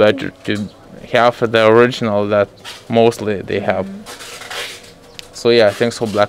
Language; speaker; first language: English; non-native, fluent; Lithuanian